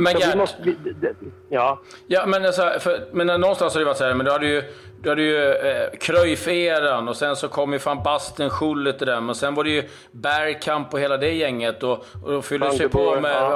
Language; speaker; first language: Swedish; native; Swedish